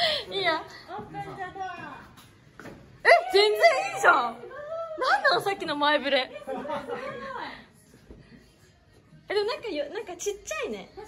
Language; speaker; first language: Japanese; native; Japanese